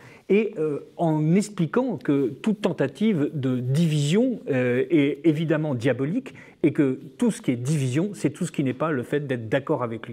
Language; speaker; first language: French; native; French